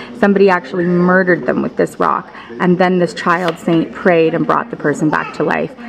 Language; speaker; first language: English; early bilingual, heritage; English